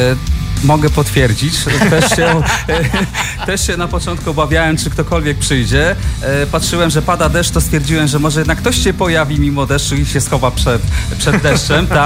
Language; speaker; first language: Polish; native; Polish